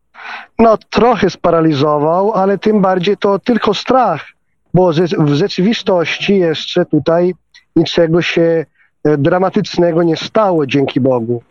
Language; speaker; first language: Polish; non-native, fluent; Italian